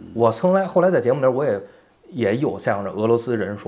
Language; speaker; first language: Chinese; native; Chinese